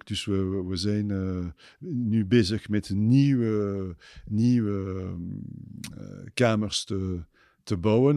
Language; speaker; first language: Dutch; non-native, fluent; French